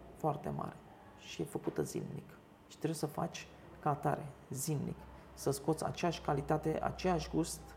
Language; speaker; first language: Romanian; early bilingual, other home language; Turkish